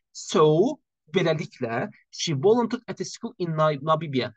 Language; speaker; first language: English; non-native, fluent; Azerbaijani